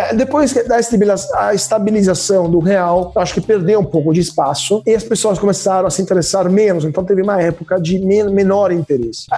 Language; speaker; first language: Portuguese; non-native, fluent; Italian